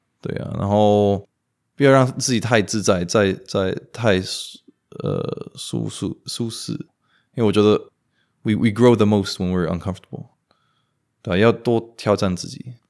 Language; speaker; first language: Chinese; non-native, fluent; Romanian